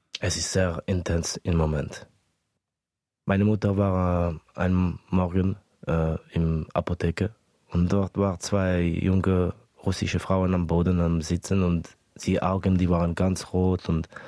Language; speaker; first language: German; early bilingual, other home language; Estonian